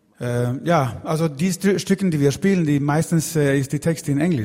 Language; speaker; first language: German; non-native, fluent; Swedish